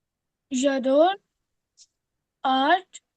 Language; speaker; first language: French; non-native, learner; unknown